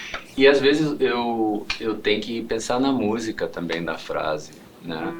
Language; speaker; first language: Portuguese; non-native, fluent; English